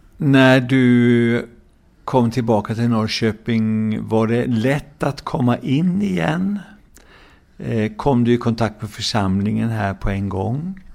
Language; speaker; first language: Swedish; native; Swedish